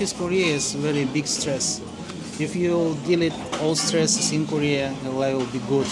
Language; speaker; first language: English; non-native, learner; Russian